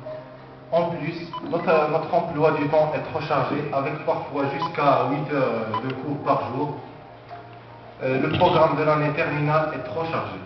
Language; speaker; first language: French; non-native, local second language; Arabic